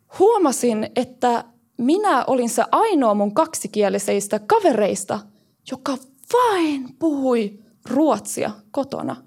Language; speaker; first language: Finnish; early bilingual, heritage; Finnish